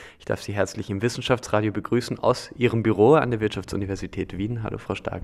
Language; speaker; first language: German; native; German